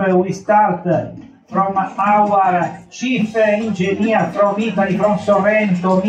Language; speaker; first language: English; non-native, fluent; Italian